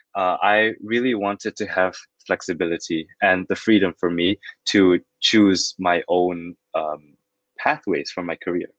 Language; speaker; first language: English; non-native, fluent; Thai